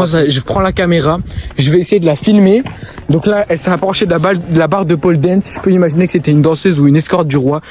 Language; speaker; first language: French; native; French